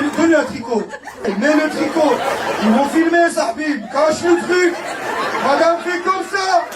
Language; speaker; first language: French; early bilingual, other home language; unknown